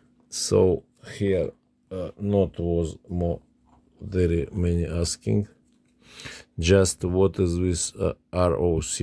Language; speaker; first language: English; non-native, learner; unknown